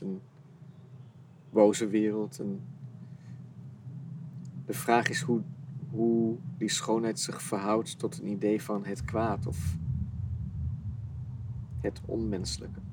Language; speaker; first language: Dutch; native; Dutch